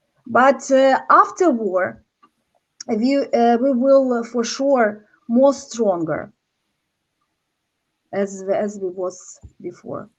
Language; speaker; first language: English; non-native, learner; Ukrainian